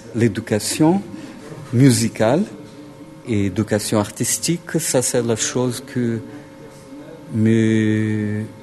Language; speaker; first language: French; non-native, fluent; Portuguese